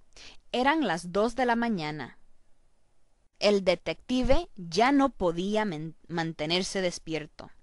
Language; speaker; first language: Spanish; non-native, learner; English